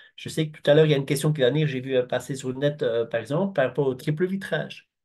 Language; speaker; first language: French; native; French